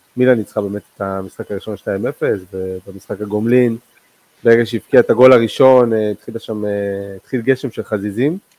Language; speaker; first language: Hebrew; non-native, local second language; Arabic